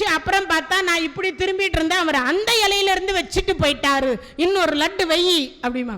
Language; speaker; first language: Tamil; native; Tamil